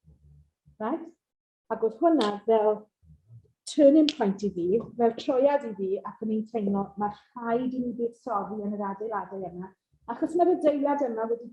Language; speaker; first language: Welsh; non-native, local second language; English